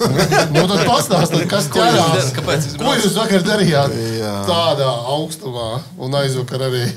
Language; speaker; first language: Latvian; native; Latvian